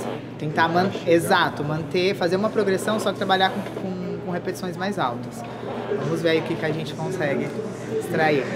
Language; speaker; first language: Portuguese; native; Portuguese